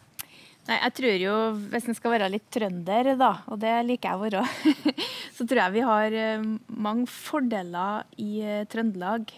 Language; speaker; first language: Norwegian; native; Norwegian